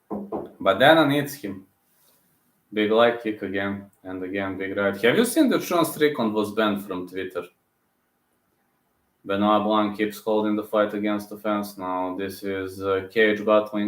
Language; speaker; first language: English; non-native, fluent; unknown